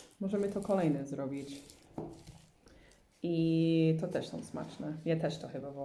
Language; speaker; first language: Polish; non-native, learner; English